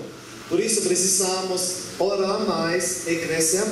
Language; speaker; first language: Portuguese; non-native, learner; German